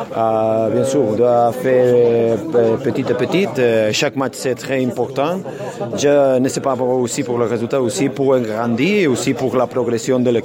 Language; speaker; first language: French; non-native, learner; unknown